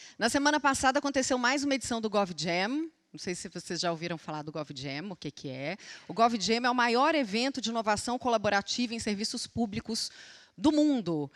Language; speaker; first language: Portuguese; native; Portuguese